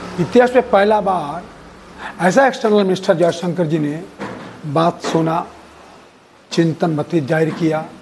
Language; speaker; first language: Hindi; non-native, local second language; Bangla